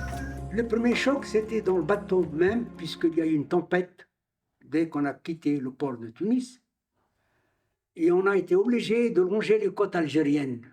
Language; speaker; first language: French; non-native, local second language; Arabic